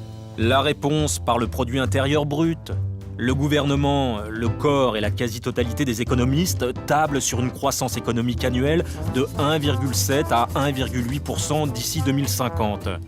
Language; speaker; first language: French; native; French